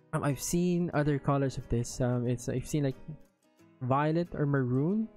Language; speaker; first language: English; non-native, local second language; Filipino